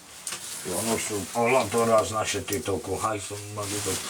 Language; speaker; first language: Romanian; native; Romanian